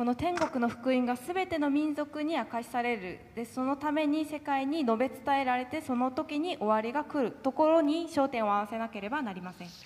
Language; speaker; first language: Japanese; non-native, fluent; Korean